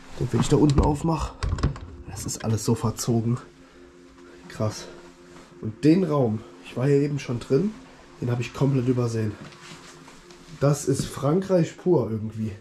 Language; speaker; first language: German; native; German